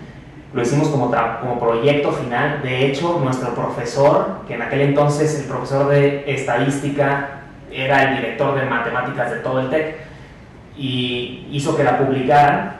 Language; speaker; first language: Spanish; native; Spanish